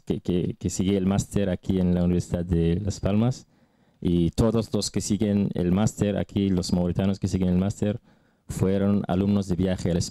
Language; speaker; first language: Spanish; non-native, fluent; Arabic